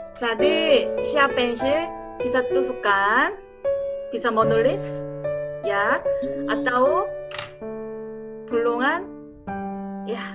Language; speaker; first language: Indonesian; non-native, learner; Korean